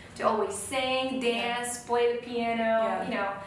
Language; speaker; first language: English; non-native, fluent; Slovak